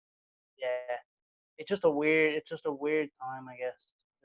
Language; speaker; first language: English; native; English